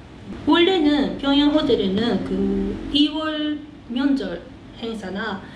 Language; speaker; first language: Korean; early bilingual, heritage; Korean